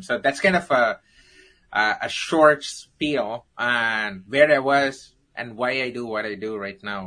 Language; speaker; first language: English; non-native, local second language; Tamil